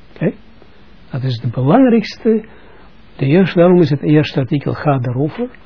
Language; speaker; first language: Dutch; non-native, fluent; Russian